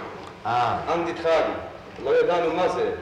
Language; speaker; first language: Hebrew; non-native, fluent; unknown